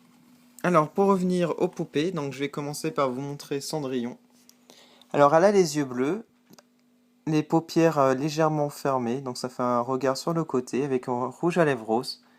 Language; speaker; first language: French; native; French